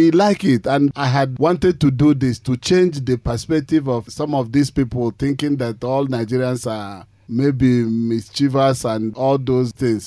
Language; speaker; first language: English; non-native, local second language; Igbo